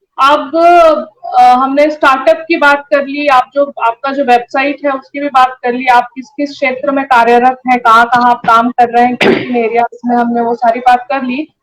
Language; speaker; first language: Hindi; native; Hindi